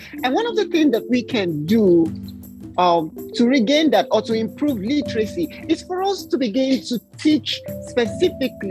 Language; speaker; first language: English; non-native, local second language; Ibibio